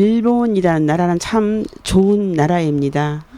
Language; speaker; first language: Korean; native; Korean